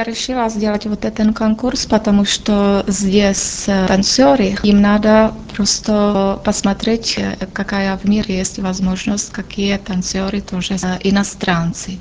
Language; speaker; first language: Russian; non-native, fluent; Czech